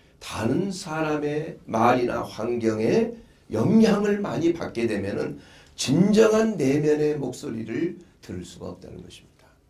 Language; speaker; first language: Korean; native; Korean